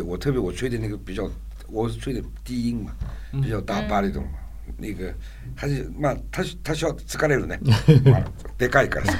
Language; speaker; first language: Chinese; non-native, fluent; Japanese